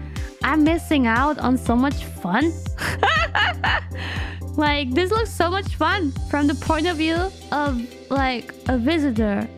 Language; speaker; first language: English; non-native, fluent; German